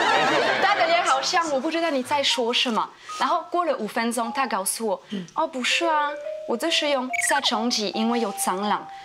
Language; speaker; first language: Chinese; non-native, fluent; French